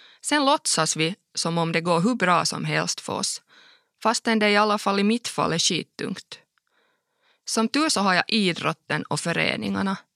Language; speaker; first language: Swedish; native; Swedish